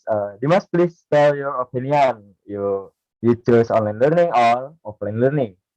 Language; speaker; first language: English; non-native, learner; Indonesian